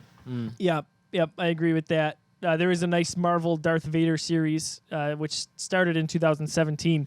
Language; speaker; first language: English; native; English